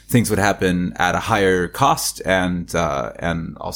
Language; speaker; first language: English; native; English